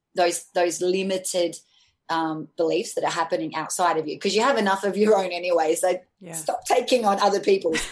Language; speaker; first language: English; native; English